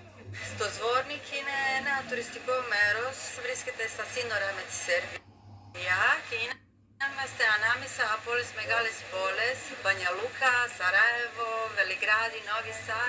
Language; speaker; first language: Greek; non-native, fluent; Serbian